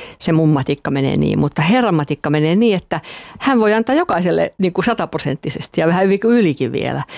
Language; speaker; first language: Finnish; non-native, local second language; Swedish